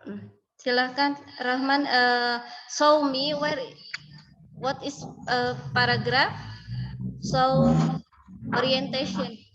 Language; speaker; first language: English; non-native, learner; Indonesian